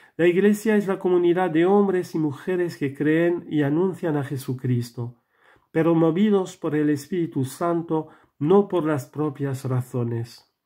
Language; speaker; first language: Spanish; non-native, fluent; French